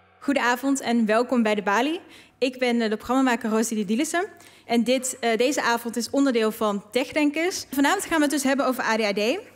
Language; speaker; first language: Dutch; native; Dutch